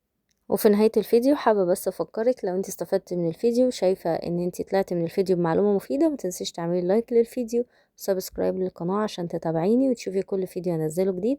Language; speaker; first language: Arabic; native; Arabic